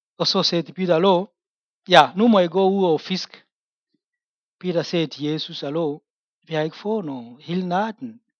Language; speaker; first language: Danish; non-native, fluent; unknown